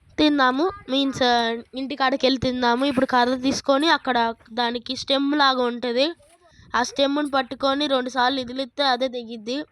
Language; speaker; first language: Telugu; native; Telugu